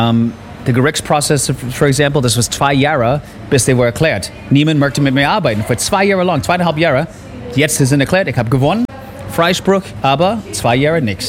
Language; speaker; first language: German; non-native, fluent; English